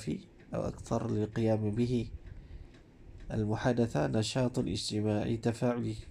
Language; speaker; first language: Arabic; non-native, fluent; Malay